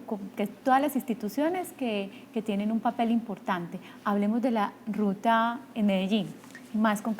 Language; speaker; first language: Spanish; native; Spanish